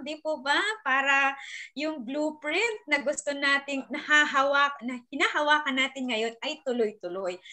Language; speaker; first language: Filipino; native; Filipino